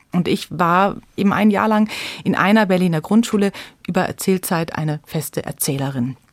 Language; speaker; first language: German; native; German